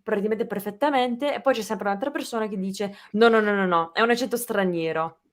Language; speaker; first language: Italian; non-native, fluent; English